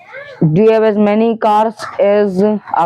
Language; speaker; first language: English; non-native, learner; Hindi